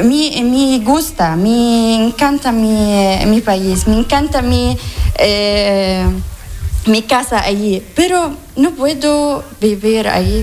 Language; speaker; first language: Spanish; non-native, learner; Arabic